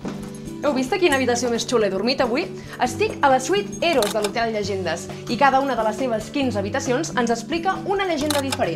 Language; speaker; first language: Catalan; native; Catalan